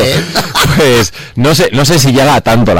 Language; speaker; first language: Spanish; native; Spanish